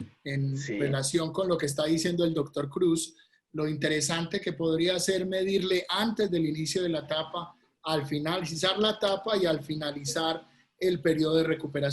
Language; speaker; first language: Spanish; native; Spanish